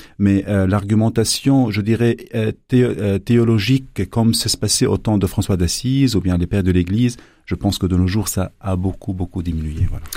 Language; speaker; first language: French; non-native, local second language; Arabic